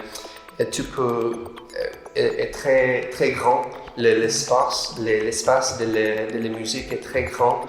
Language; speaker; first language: French; non-native, learner; English